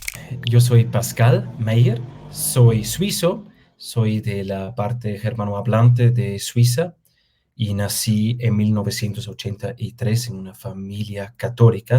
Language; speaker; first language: Spanish; non-native, fluent; German